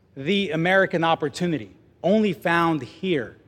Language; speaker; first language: English; non-native, fluent; Spanish